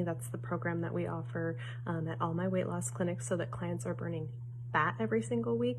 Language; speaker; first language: English; native; English